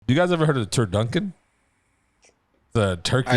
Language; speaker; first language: English; native; English